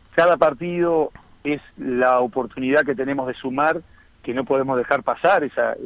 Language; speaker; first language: Spanish; native; Spanish